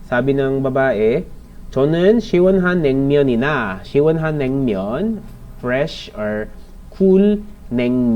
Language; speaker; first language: Korean; non-native, learner; Filipino